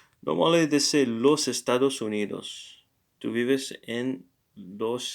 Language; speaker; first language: Spanish; non-native, learner; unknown